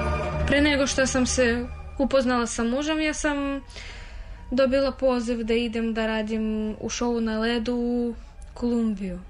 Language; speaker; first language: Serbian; non-native, fluent; Russian